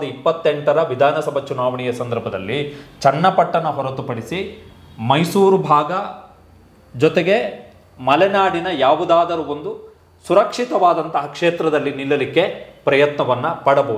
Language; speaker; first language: Kannada; native; Kannada